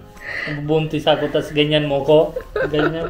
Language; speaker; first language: Filipino; non-native, learner; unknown